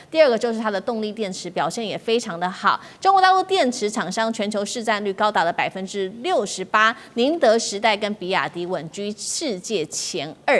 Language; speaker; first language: Chinese; native; Chinese